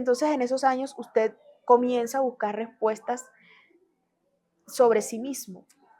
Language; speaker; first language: Spanish; native; Spanish